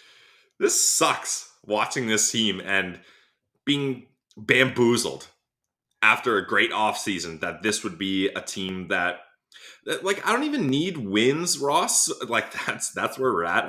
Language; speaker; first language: English; native; English